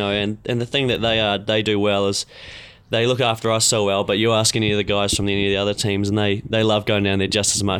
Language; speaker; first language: English; native; English